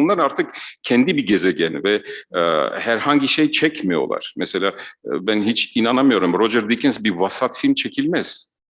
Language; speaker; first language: Turkish; non-native, fluent; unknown